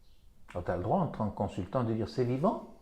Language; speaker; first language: French; native; French